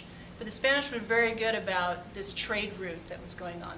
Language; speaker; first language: English; native; English